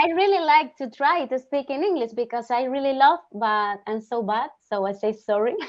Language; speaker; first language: English; non-native, learner; Spanish